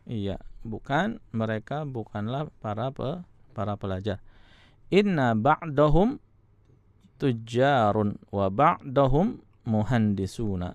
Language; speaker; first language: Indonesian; native; Indonesian